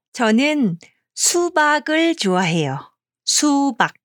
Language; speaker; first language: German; non-native, fluent; Korean